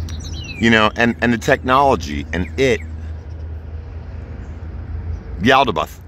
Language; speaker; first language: English; native; English